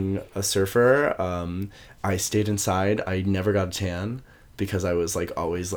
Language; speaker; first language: English; native; English